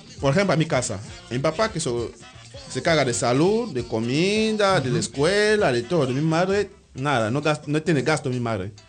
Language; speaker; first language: Spanish; non-native, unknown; French